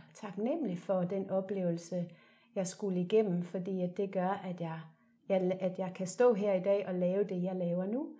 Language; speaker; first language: Danish; native; Danish